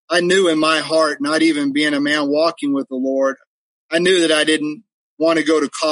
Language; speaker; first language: English; native; English